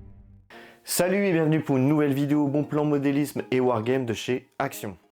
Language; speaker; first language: French; native; French